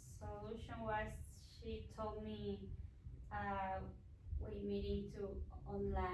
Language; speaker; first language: English; non-native, learner; Spanish